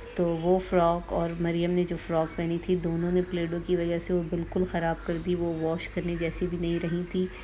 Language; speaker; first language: Urdu; native; Urdu